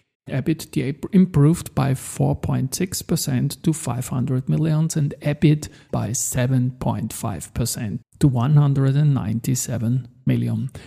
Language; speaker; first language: English; non-native, fluent; German